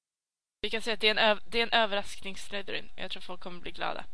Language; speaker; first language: Swedish; native; Swedish